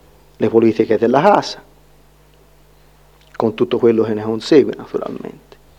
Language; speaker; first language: Italian; native; Italian